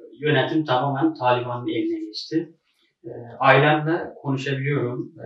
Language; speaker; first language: Turkish; non-native, fluent; Uzbek